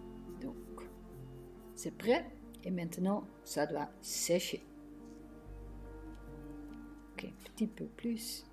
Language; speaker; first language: French; non-native, fluent; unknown